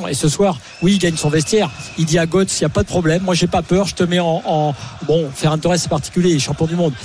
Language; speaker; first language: French; native; French